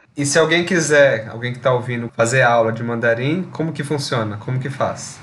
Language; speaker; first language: Portuguese; native; Portuguese